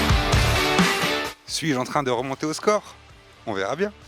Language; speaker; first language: French; native; French